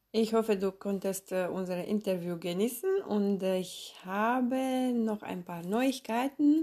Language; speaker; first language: German; non-native, fluent; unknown